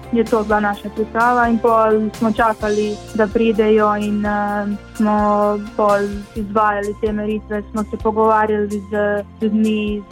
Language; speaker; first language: Slovenian; early bilingual, other home language; Bosnian